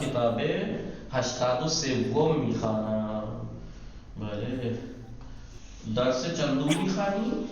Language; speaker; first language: Persian; non-native, fluent; Urdu